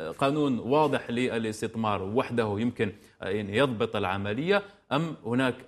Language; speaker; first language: Arabic; native; Arabic